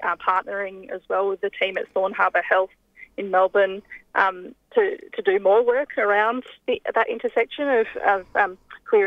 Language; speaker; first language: English; native; English